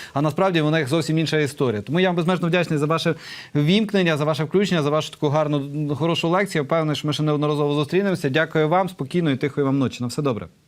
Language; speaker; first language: Ukrainian; native; Ukrainian